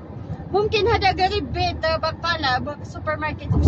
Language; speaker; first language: Arabic; non-native, learner; Filipino